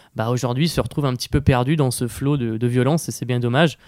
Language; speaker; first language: French; native; French